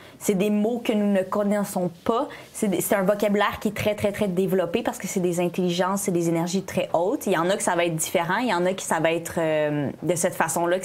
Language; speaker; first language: French; native; French